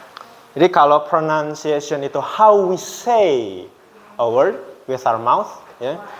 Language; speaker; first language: English; non-native, learner; Indonesian